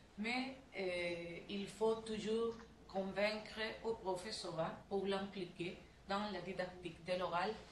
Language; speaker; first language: French; non-native, learner; Spanish